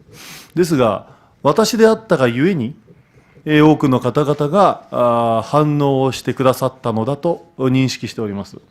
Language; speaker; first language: Japanese; native; Japanese